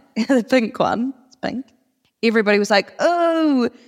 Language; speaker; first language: English; native; English